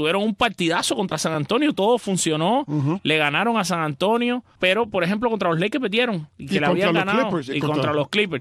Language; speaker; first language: Spanish; native; Spanish